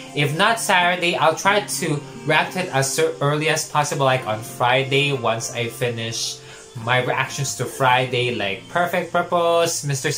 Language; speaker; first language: English; non-native, local second language; Filipino